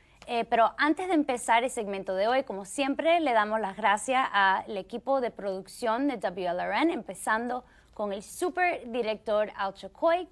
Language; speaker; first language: Spanish; early bilingual, heritage; Spanish